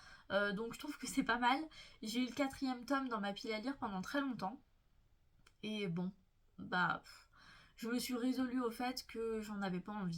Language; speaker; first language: French; native; French